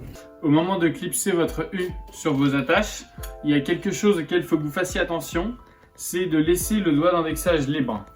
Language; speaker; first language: French; native; French